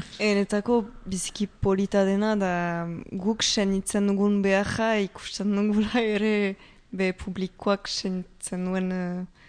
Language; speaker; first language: Basque; native; Basque